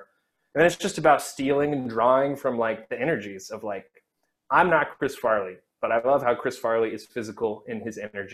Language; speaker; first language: English; native; English